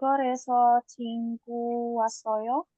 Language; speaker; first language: Korean; non-native, learner; Indonesian